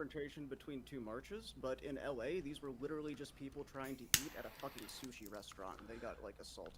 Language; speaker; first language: English; native; English